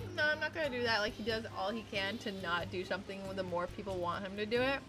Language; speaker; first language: English; native; English